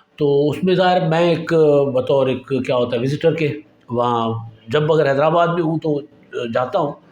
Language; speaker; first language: Urdu; non-native, local second language; Sindhi